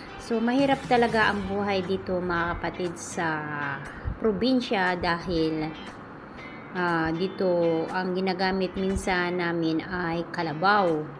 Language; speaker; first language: Filipino; non-native, local second language; Bikol